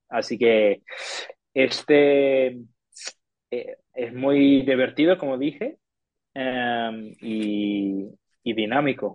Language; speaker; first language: Spanish; non-native, fluent; English